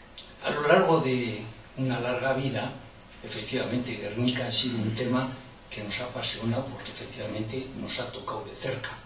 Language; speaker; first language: Spanish; native; Spanish